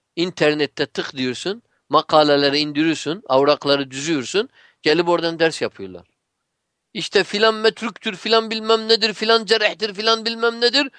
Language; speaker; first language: Turkish; non-native, fluent; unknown